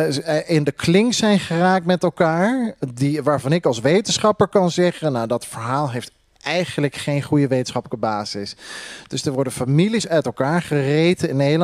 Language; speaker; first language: Dutch; native; Dutch